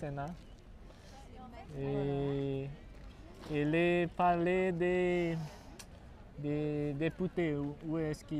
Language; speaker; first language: French; non-native, learner; Portuguese